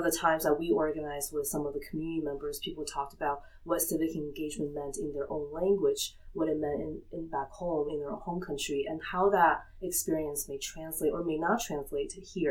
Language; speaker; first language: English; early bilingual, other home language; Chinese